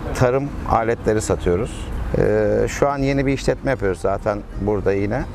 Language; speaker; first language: Turkish; native; Turkish